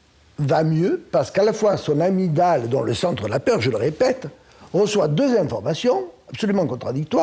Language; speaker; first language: French; native; French